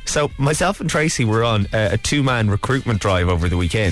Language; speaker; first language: English; native; English